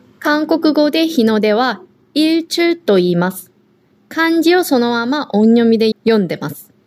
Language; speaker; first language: Japanese; non-native, fluent; Korean